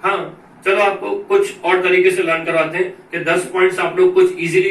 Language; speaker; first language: Hindi; native; Hindi